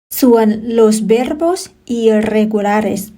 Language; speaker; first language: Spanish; non-native, fluent; Thai